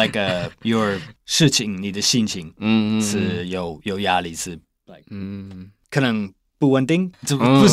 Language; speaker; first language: Chinese; non-native, learner; English